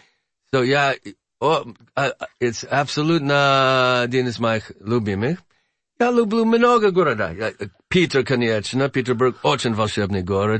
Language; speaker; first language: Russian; non-native, learner; English